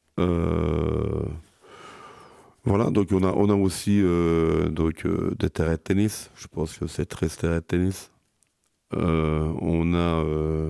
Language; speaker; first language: French; native; French